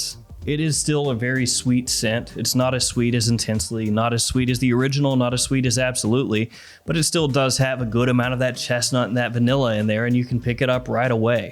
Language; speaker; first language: English; native; English